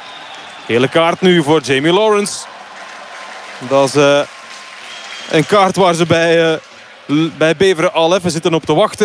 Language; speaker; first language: Dutch; native; Dutch